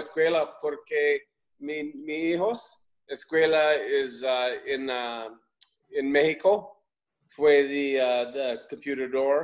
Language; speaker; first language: Spanish; non-native, learner; English